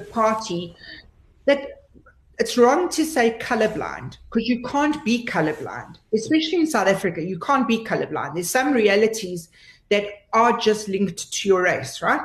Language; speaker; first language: English; native; English